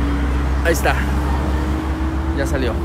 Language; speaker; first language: Spanish; native; Spanish